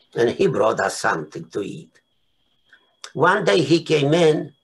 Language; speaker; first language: English; non-native, fluent; Polish